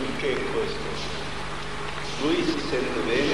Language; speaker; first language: Italian; non-native, learner; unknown